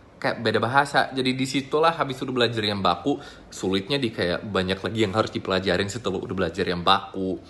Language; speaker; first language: Indonesian; non-native, fluent; English